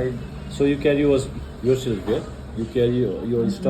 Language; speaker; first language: English; non-native, fluent; Nepali